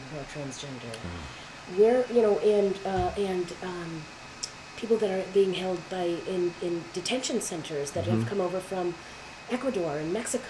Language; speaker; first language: English; native; English